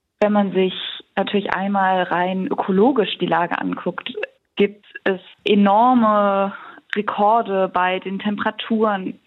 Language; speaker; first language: German; native; German